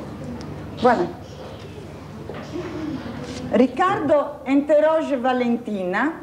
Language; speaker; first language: French; non-native, fluent; Italian